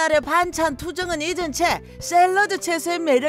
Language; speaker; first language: Korean; native; Korean